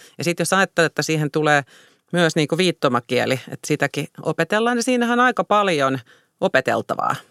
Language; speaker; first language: Finnish; native; Finnish